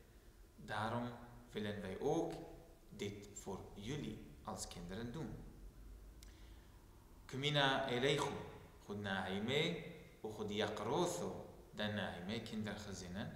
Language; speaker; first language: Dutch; non-native, fluent; Turoyo